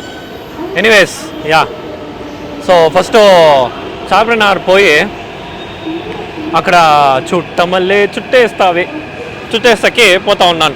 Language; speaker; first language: Telugu; non-native, learner; Kannada